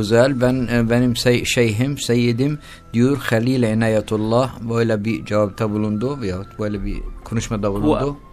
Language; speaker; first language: Turkish; non-native, learner; Arabic